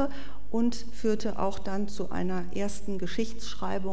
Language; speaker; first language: German; native; German